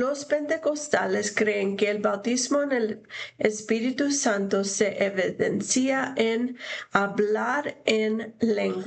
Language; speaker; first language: Spanish; non-native, fluent; English